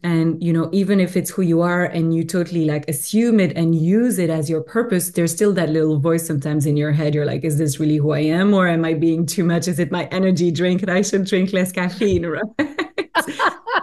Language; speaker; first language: English; non-native, fluent; French